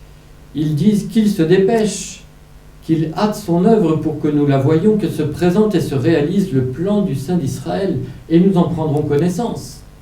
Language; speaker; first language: French; native; French